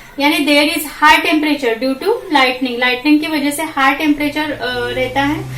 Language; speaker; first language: Hindi; non-native, local second language; Marathi